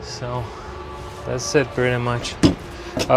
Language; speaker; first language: English; non-native, fluent; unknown